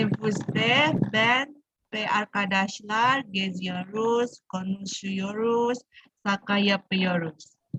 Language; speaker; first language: Turkish; non-native, learner; Indonesian